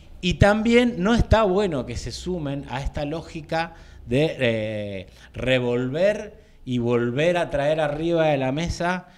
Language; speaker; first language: Spanish; native; Spanish